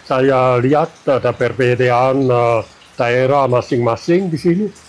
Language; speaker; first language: Indonesian; non-native, fluent; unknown